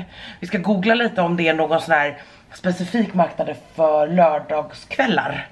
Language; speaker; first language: Swedish; native; Swedish